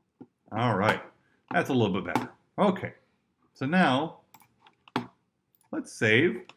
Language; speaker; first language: English; native; English